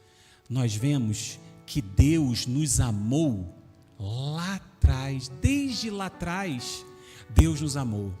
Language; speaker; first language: Portuguese; native; Portuguese